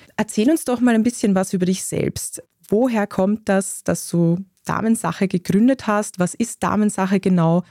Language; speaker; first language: German; native; German